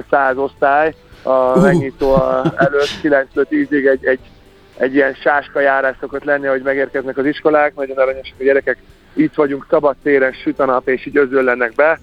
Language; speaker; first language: Hungarian; native; Hungarian